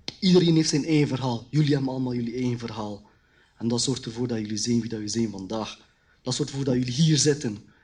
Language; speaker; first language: Dutch; early bilingual, other home language; Khmer